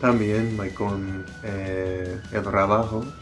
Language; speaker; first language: Spanish; non-native, learner; English